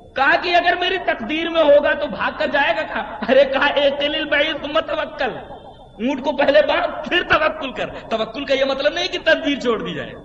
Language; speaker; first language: Urdu; native; Urdu